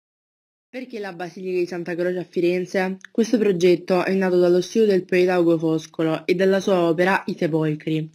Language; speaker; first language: Italian; native; Italian